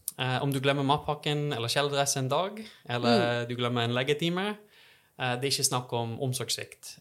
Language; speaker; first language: Norwegian; non-native, fluent; English